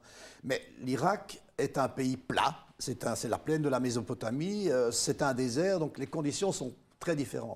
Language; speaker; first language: French; native; French